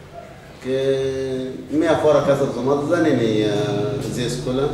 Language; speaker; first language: Greek; non-native, learner; Arabic